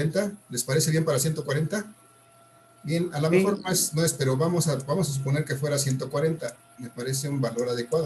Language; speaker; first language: Spanish; native; Spanish